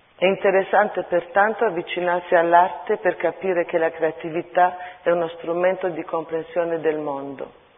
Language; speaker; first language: Italian; early bilingual, other home language; Armenian